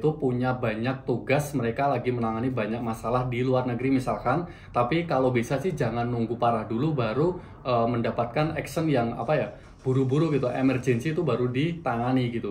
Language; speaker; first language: Indonesian; native; Indonesian